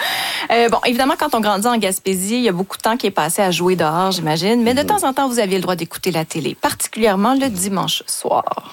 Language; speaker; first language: French; native; French